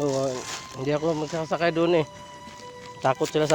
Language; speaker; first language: Filipino; non-native, local second language; Cebuano